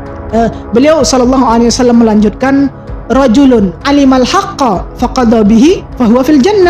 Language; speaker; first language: Indonesian; native; Indonesian